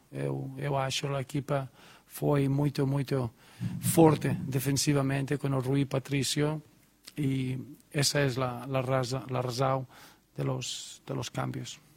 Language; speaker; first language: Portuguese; non-native, learner; Spanish